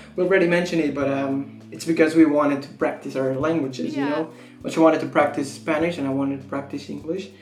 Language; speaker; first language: English; non-native, fluent; Spanish